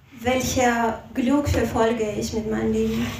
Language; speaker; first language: German; non-native, fluent; Russian